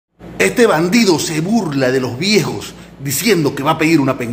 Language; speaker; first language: Spanish; native; Spanish